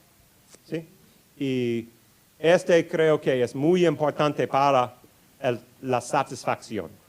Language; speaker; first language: Spanish; non-native, learner; English